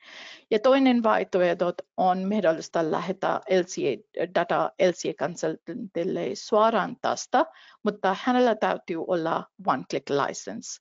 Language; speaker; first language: Finnish; non-native, fluent; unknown